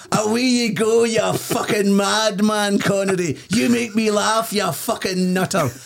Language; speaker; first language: English; native; English